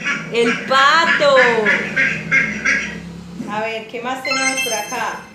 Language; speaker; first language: Spanish; native; Spanish